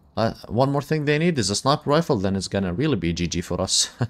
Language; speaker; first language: English; non-native, fluent; Arabic